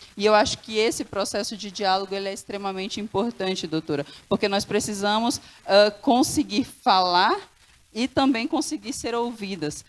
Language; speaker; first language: Portuguese; non-native, local second language; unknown